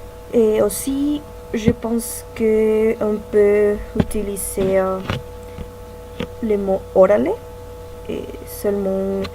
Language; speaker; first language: French; non-native, learner; Spanish